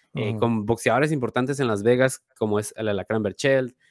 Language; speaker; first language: Spanish; native; Spanish